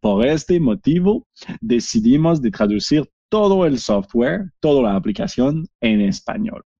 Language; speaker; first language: Spanish; non-native, learner; French